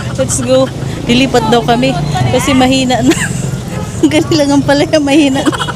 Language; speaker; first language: Filipino; non-native, local second language; Waray